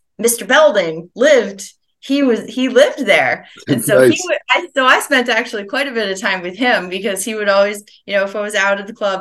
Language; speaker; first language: English; native; English